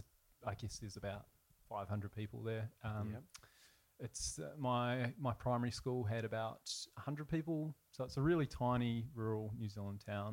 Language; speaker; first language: English; native; English